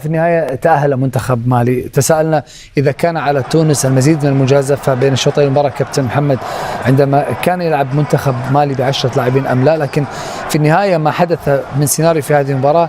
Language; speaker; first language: Arabic; native; Arabic